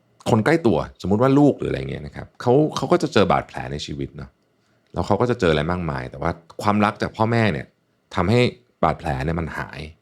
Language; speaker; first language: Thai; native; Thai